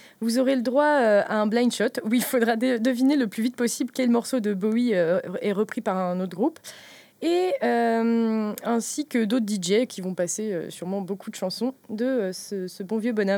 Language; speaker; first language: French; native; French